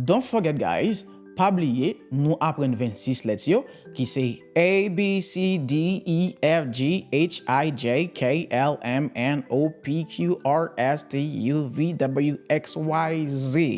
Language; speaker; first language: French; non-native, learner; Haitian Creole